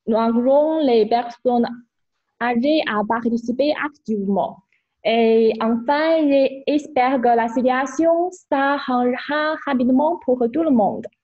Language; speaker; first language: French; non-native, fluent; Chinese